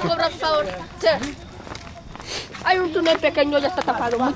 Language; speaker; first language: Spanish; native; Spanish